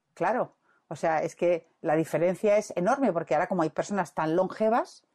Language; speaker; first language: Spanish; native; Spanish